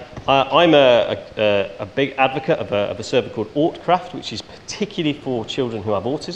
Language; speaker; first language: English; native; English